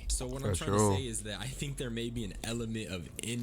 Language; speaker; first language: English; native; English